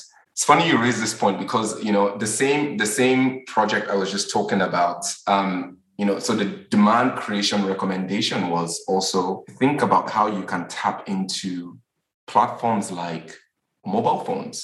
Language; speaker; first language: English; non-native, local second language; Yoruba